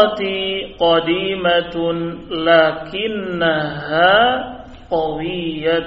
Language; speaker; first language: Arabic; non-native, fluent; Indonesian